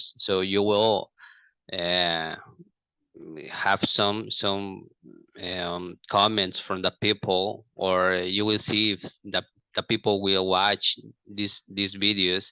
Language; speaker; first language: English; non-native, learner; Portuguese